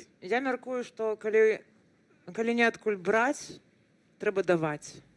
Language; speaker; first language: Belarusian; non-native, local second language; Russian